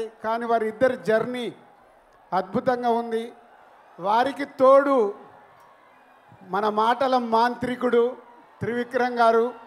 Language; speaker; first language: Telugu; native; Telugu